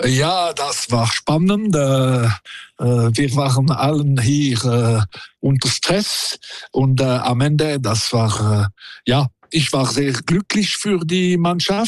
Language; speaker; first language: German; non-native, local second language; French